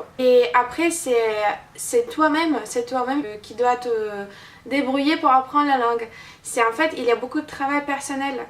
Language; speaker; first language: French; non-native, fluent; Russian